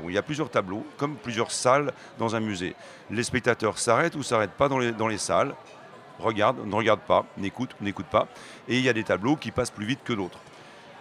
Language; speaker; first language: French; native; French